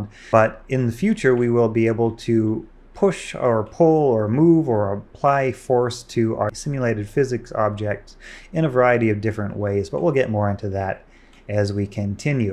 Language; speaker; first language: English; native; English